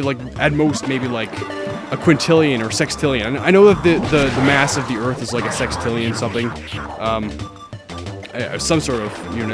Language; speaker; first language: English; native; English